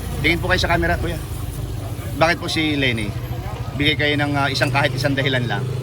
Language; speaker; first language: Filipino; native; Filipino